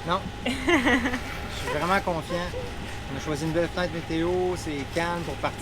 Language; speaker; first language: French; native; French